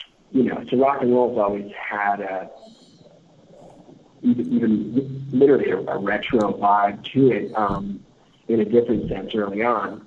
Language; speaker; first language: English; native; English